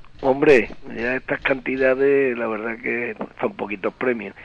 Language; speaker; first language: Spanish; native; Spanish